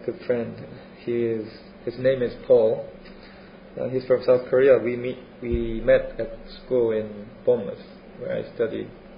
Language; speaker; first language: English; non-native, fluent; Korean